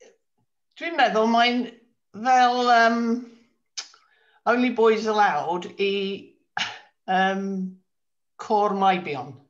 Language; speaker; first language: Welsh; non-native, learner; English